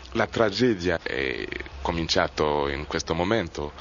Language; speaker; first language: Italian; non-native, fluent; Kinyarwanda